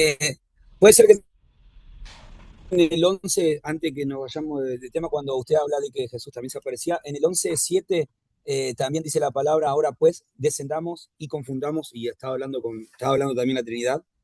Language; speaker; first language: Spanish; native; Spanish